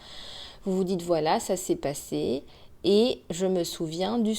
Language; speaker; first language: French; native; French